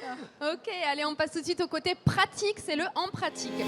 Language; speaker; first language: French; native; French